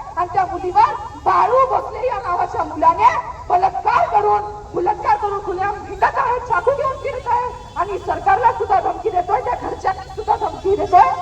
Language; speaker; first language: Marathi; non-native, local second language; Lambadi